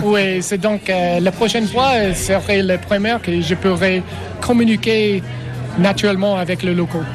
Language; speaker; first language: French; non-native, learner; English